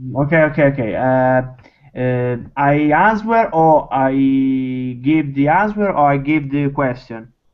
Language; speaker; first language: English; non-native, learner; Italian